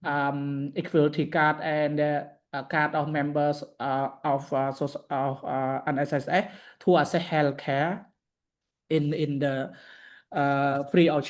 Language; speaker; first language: English; non-native, learner; Khmer